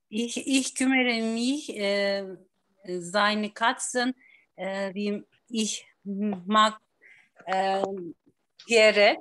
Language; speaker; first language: German; non-native, learner; Turkish